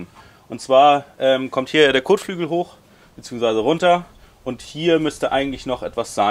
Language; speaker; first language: German; native; German